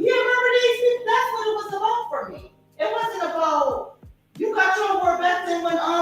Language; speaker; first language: English; native; English